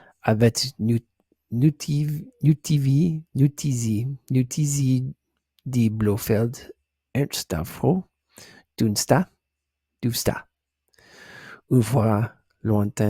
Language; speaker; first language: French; non-native, learner; English